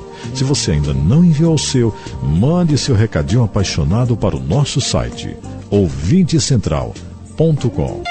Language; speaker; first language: Portuguese; native; Portuguese